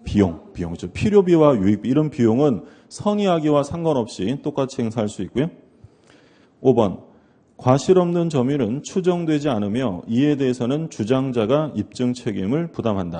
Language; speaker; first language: Korean; native; Korean